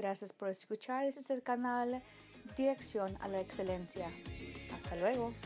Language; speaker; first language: Spanish; early bilingual, heritage; Spanish